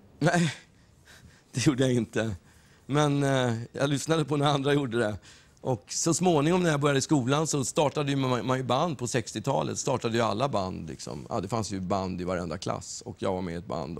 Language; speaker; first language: Swedish; native; Swedish